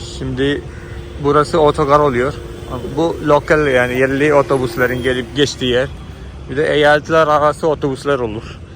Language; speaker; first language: Turkish; non-native, fluent; Malayalam